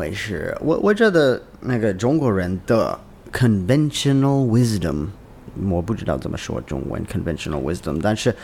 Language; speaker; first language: Chinese; non-native, learner; English